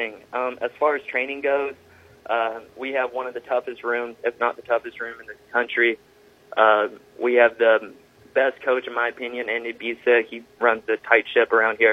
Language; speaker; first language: English; native; English